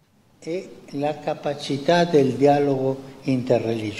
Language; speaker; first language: Italian; non-native, fluent; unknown